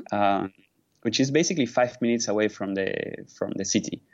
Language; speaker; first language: English; non-native, fluent; Spanish